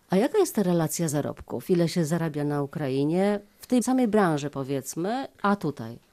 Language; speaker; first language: Polish; native; Polish